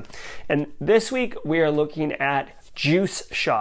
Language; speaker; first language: English; native; English